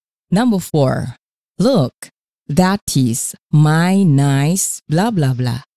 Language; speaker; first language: English; non-native, fluent; Indonesian